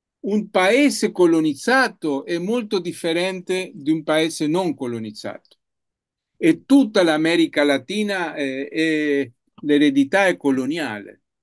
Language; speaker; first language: Italian; non-native, learner; Spanish